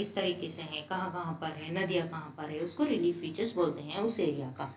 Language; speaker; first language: Hindi; non-native, local second language; Telugu